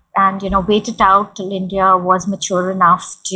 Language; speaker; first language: English; non-native, local second language; Hindi